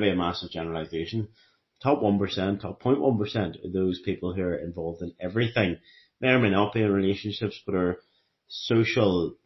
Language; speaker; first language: English; native; English